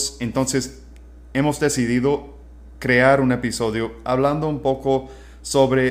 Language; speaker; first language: Spanish; non-native, fluent; English